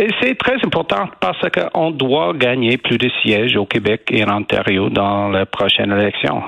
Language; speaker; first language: French; non-native, learner; English